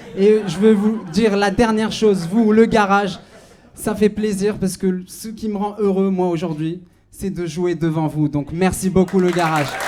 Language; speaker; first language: French; non-native, local second language; Arabic